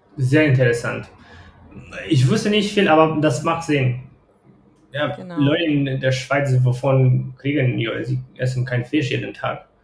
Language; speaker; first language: German; non-native, fluent; Romanian